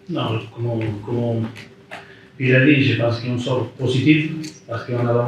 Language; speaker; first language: French; non-native, fluent; Spanish